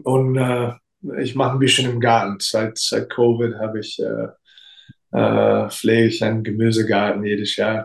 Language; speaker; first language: German; non-native, fluent; English